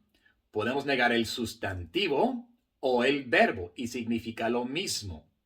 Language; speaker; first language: Spanish; non-native, fluent; English